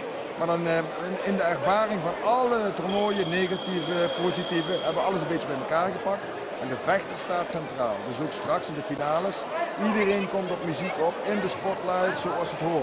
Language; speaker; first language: Dutch; native; Dutch